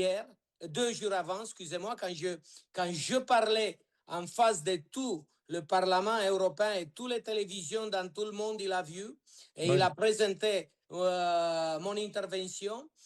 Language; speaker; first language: French; non-native, learner; Romanian